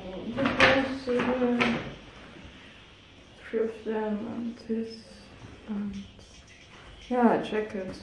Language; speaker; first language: English; non-native, learner; German